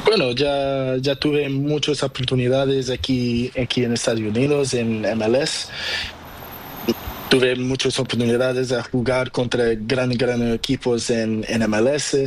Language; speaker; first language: Spanish; non-native, learner; Portuguese